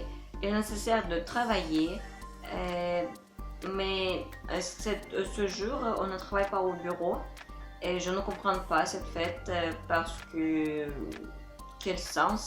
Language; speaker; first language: French; non-native, fluent; Russian